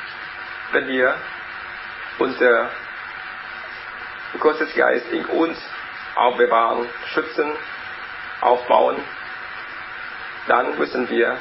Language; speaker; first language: German; non-native, learner; Vietnamese